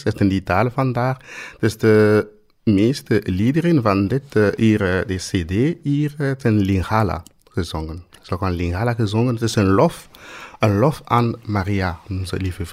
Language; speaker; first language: Dutch; non-native, fluent; Swahili